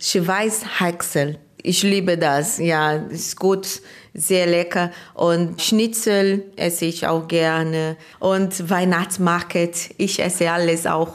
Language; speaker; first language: German; non-native, learner; Portuguese